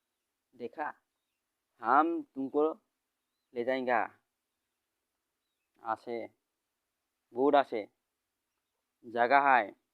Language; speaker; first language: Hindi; non-native, local second language; Bodo